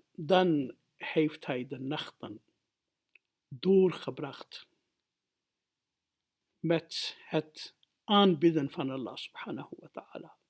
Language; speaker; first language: Dutch; non-native, fluent; Urdu